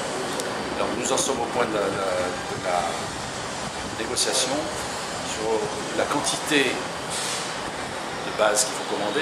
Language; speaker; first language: French; native; French